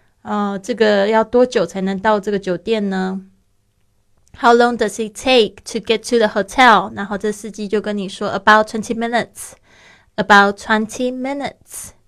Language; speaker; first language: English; non-native, fluent; Chinese